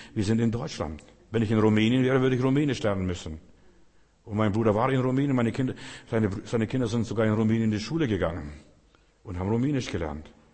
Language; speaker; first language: German; early bilingual, other home language; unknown